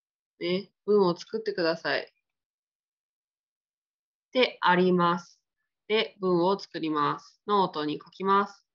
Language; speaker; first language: Japanese; non-native, fluent; Vietnamese